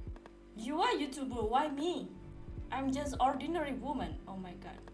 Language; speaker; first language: English; non-native, learner; Indonesian